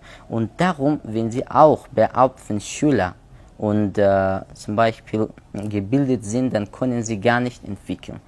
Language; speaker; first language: German; non-native, learner; Persian